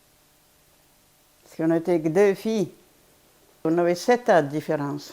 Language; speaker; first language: French; non-native, fluent; Polish